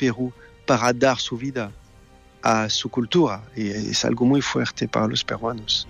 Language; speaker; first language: Spanish; non-native, fluent; French